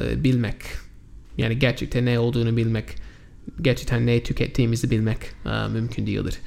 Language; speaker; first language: Turkish; non-native, fluent; English